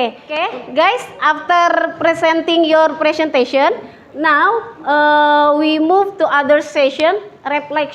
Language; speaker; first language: English; non-native, fluent; Indonesian